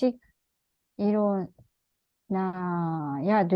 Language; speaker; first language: Korean; non-native, learner; Japanese